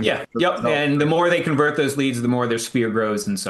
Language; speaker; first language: English; native; English